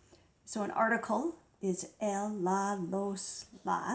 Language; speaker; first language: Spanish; non-native, fluent; English